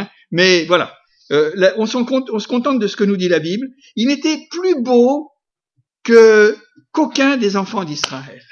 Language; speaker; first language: French; native; French